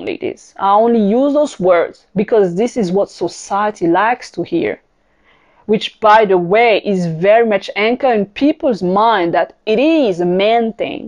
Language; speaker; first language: English; non-native, fluent; French